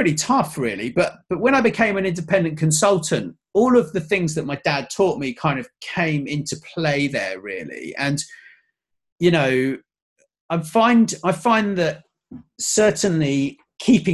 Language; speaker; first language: English; native; English